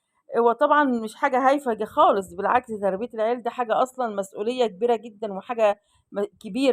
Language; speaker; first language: Arabic; native; Arabic